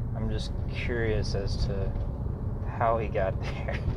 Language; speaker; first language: English; native; English